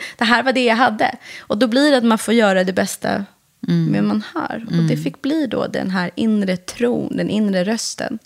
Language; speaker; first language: Swedish; early bilingual, other home language; Persian